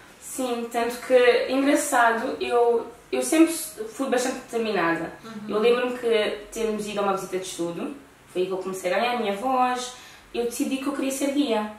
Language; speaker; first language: Portuguese; native; Portuguese